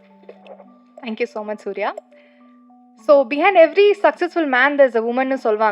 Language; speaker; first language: Tamil; native; Tamil